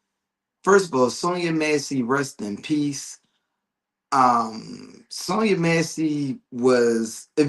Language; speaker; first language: English; native; English